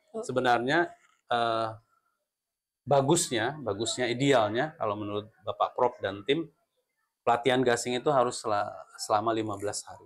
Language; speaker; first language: Indonesian; native; Indonesian